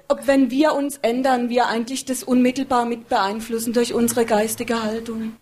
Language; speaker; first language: German; native; German